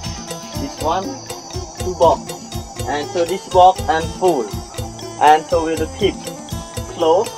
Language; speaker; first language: English; non-native, learner; Khmer